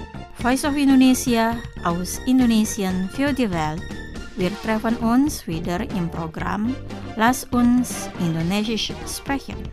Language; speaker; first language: German; non-native, fluent; Indonesian